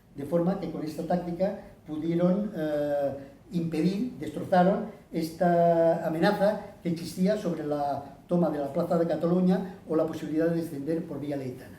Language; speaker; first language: Spanish; non-native, local second language; Catalan